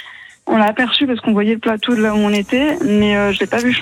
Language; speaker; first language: French; native; French